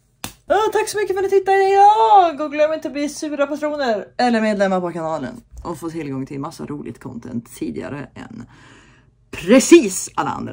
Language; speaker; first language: Swedish; native; Swedish